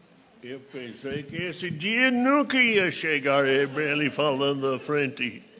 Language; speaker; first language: Portuguese; non-native, fluent; English